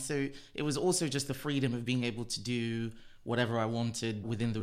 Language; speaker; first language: English; non-native, local second language; Yoruba